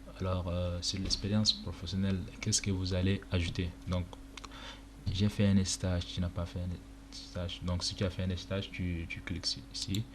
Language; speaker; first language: French; non-native, local second language; Arabic